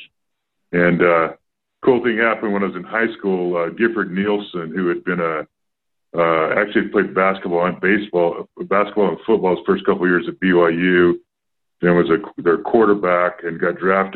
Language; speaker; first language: English; native; English